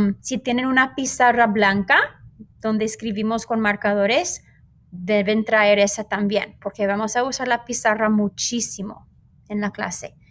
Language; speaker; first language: Spanish; non-native, fluent; English